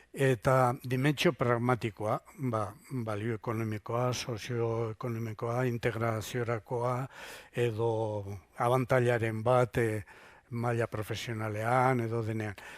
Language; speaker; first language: Basque; non-native, local second language; Spanish